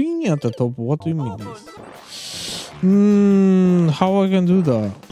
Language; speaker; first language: English; non-native, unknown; Japanese